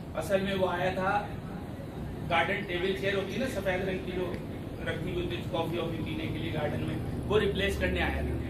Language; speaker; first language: Urdu; native; Urdu